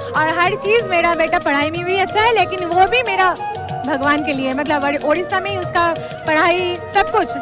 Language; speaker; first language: Hindi; non-native, local second language; Bangla